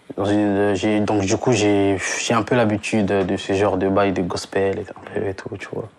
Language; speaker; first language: French; non-native, local second language; Lingala